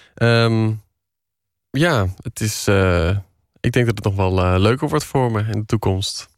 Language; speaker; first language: Dutch; native; Dutch